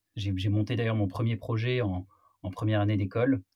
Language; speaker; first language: French; native; French